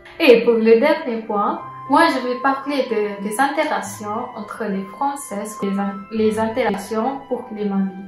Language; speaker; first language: French; non-native, fluent; Malay